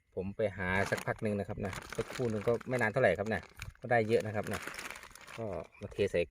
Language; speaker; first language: Thai; native; Thai